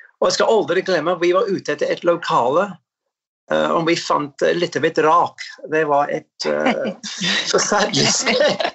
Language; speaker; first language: Norwegian; non-native, fluent; English